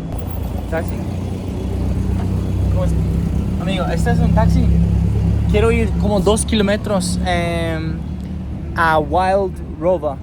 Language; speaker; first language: Spanish; non-native, learner; English